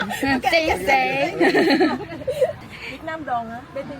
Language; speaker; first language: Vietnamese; non-native, learner; Korean